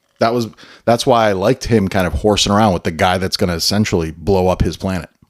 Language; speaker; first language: English; native; English